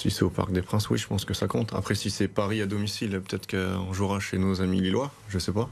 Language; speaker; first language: French; native; French